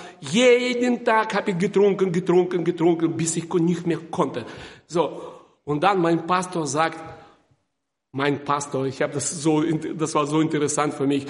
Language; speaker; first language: German; non-native, fluent; Russian